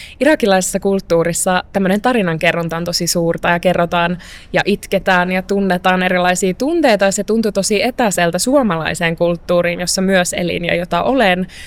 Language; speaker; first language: Finnish; early bilingual, other home language; Arabic